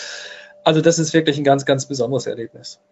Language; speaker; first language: German; native; German